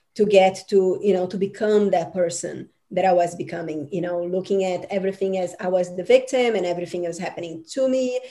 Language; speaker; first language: English; non-native, fluent; Portuguese